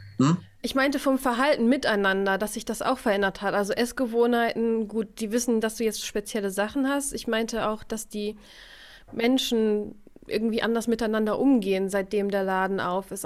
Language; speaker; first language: German; native; German